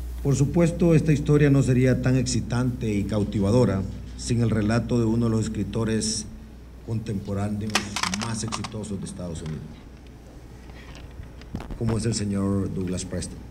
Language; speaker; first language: Spanish; native; Spanish